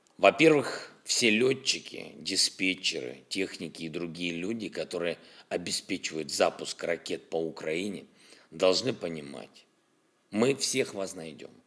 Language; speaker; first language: Ukrainian; non-native, local second language; Russian